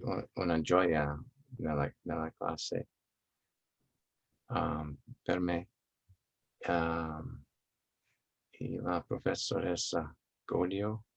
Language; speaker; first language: Italian; non-native, learner; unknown